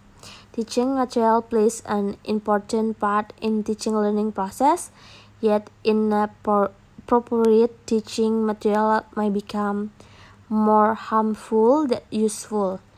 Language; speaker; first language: English; non-native, learner; Indonesian